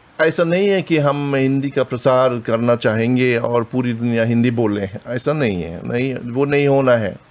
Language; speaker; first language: Hindi; non-native, fluent; German